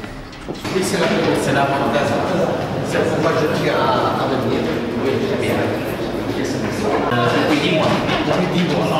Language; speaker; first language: French; non-native, local second language; Arabic